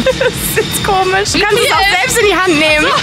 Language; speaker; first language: German; native; German